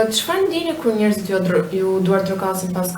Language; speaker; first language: Albanian; native; Albanian